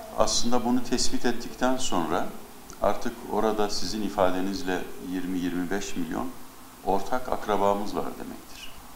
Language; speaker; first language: Turkish; native; Turkish